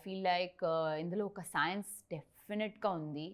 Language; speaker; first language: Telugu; non-native, learner; Tulu